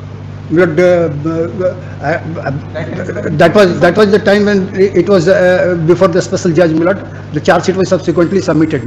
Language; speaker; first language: English; non-native, local second language; Hindi